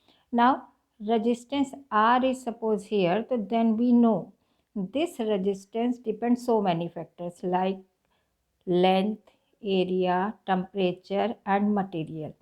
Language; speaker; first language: English; non-native, local second language; Hindi